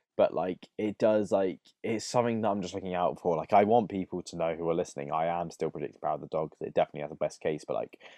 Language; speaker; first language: English; native; English